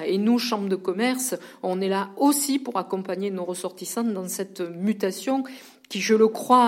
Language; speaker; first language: French; native; French